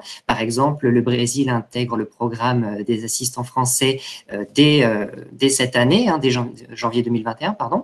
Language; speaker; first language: French; native; French